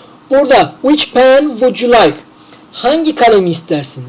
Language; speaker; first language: English; non-native, learner; Turkish